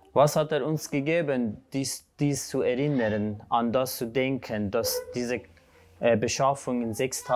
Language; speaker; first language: German; non-native, fluent; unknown